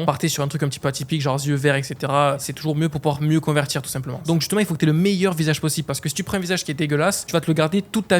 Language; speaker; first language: French; native; French